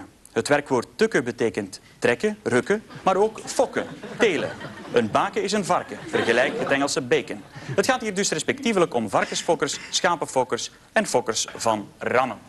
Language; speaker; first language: Dutch; native; Dutch